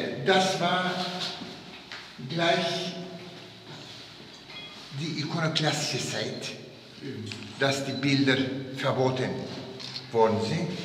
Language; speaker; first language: German; non-native, fluent; Turkish